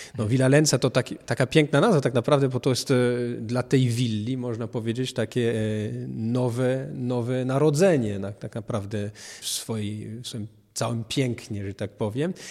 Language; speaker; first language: Polish; non-native, fluent; French